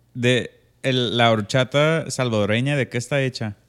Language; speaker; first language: Spanish; early bilingual, heritage; Spanish